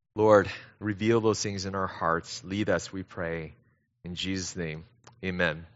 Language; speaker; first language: English; early bilingual, other home language; Korean